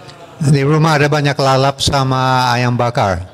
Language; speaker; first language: Indonesian; non-native, fluent; English